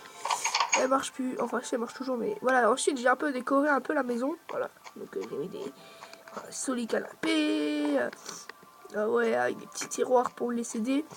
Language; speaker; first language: French; native; French